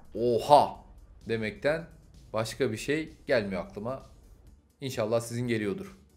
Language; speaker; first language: Turkish; native; Turkish